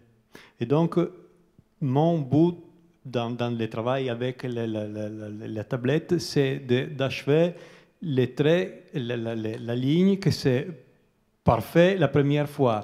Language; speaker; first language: French; non-native, learner; Italian